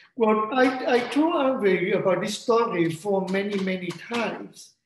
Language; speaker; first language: English; non-native, fluent; Vietnamese